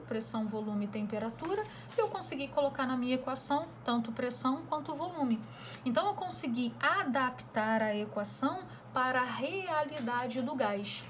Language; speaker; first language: Portuguese; native; Portuguese